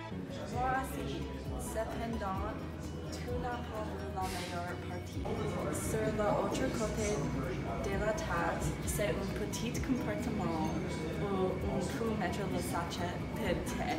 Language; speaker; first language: French; non-native, learner; English